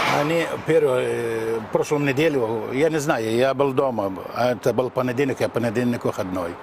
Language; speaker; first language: Russian; non-native, learner; Arabic